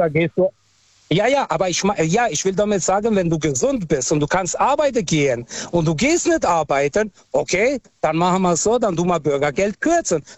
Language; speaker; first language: German; non-native, fluent; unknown